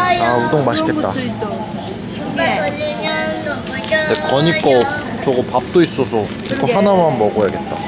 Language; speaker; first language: Korean; native; Korean